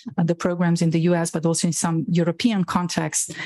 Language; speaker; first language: English; non-native, fluent; Bosnian